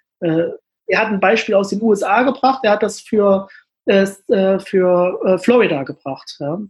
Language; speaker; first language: German; native; German